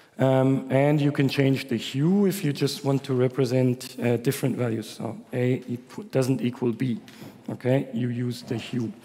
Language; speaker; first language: English; non-native, fluent; German